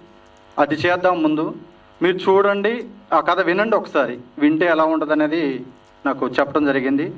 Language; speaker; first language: Telugu; native; Telugu